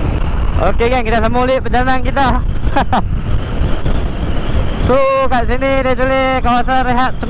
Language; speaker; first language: Malay; native; Malay